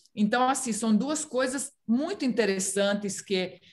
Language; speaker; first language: Portuguese; non-native, fluent; Romanian